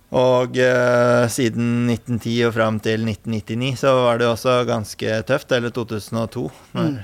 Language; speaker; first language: Norwegian; native; Norwegian